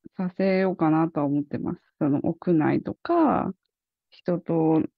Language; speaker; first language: Japanese; native; Japanese